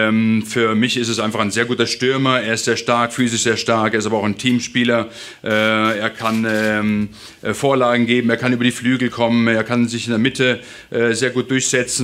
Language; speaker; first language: German; native; German